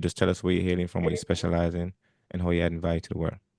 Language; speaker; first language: English; non-native, fluent; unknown